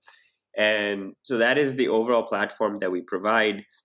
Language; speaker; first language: English; non-native, local second language; Hindi